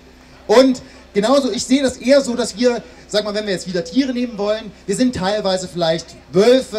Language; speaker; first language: German; native; German